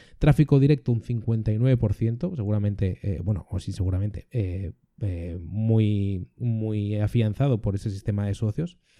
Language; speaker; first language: Spanish; native; Spanish